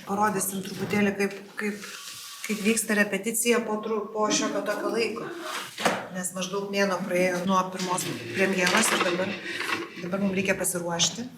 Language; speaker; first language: Lithuanian; native; Lithuanian